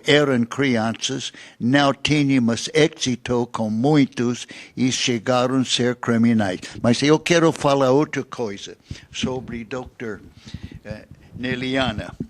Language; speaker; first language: Portuguese; non-native, fluent; English